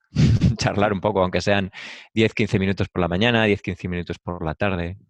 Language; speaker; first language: Spanish; native; Spanish